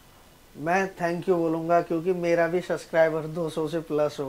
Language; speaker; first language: Hindi; native; Hindi